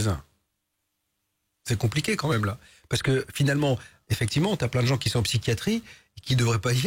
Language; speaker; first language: French; native; French